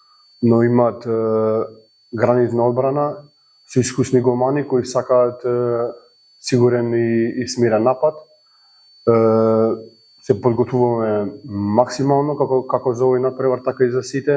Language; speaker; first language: Macedonian; native; Macedonian